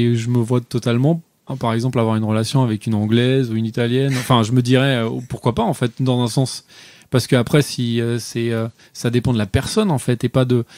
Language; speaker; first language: French; native; French